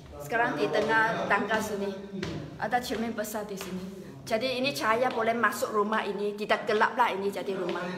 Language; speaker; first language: Malay; non-native, local second language; Chinese